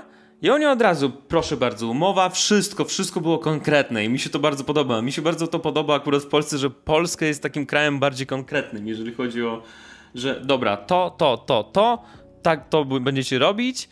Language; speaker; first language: Polish; non-native, fluent; Russian